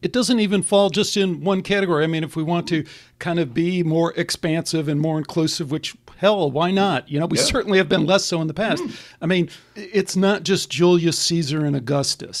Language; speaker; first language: English; native; English